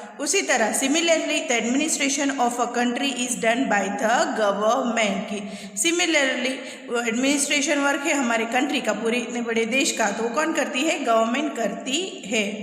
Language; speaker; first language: Hindi; native; Hindi